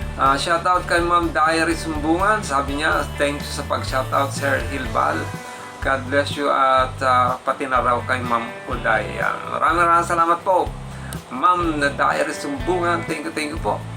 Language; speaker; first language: Filipino; non-native, local second language; Bikol